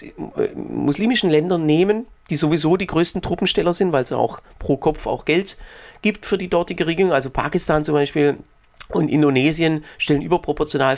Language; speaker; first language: German; native; German